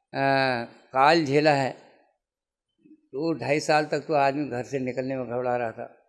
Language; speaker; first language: Hindi; native; Hindi